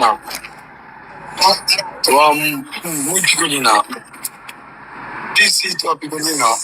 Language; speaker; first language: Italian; non-native, learner; Albanian